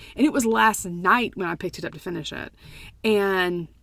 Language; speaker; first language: English; native; English